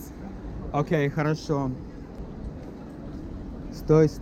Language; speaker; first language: Russian; non-native, learner; English